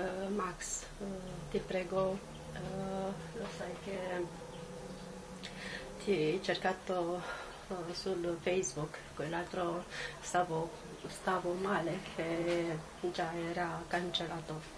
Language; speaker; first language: Italian; non-native, learner; Romanian